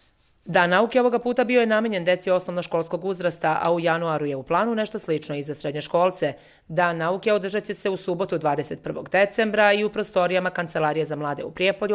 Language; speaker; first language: Bosnian; native; Bosnian